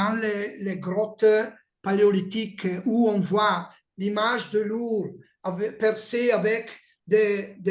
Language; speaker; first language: French; non-native, learner; Italian